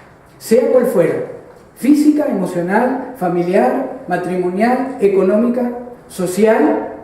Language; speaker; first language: Spanish; native; Spanish